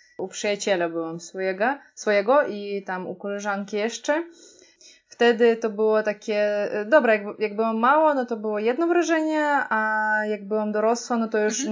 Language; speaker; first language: Polish; non-native, fluent; Russian